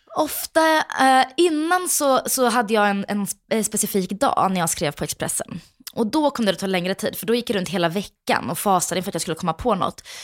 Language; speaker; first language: Swedish; early bilingual, other home language; Bosnian